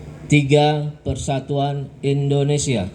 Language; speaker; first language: Indonesian; native; Indonesian